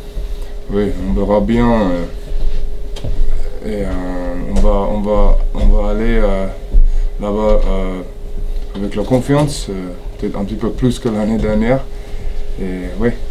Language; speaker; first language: French; non-native, fluent; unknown